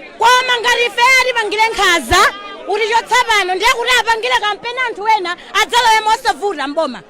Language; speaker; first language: Nyanja; native; Nyanja